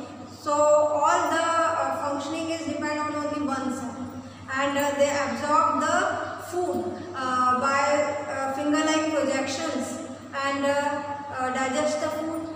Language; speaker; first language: English; non-native, local second language; Hindi